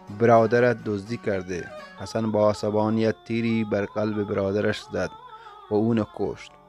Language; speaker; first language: Persian; non-native, local second language; Baluchi